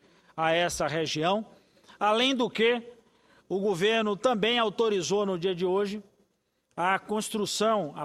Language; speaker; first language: Portuguese; native; Portuguese